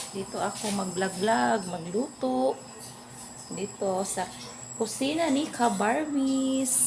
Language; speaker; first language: Filipino; non-native, local second language; Cebuano